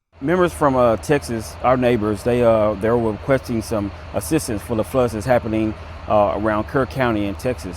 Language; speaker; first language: English; native; English